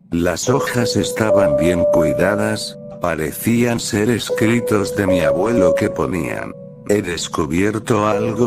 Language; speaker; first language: Spanish; native; Spanish